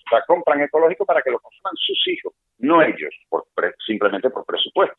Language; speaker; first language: Spanish; native; Spanish